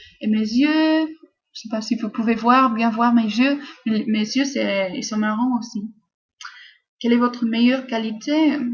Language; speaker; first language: French; non-native, fluent; English